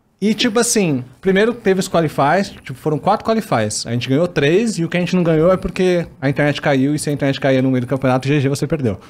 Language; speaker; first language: Portuguese; native; Portuguese